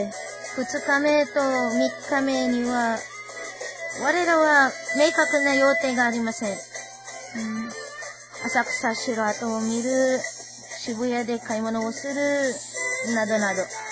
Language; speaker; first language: Japanese; non-native, learner; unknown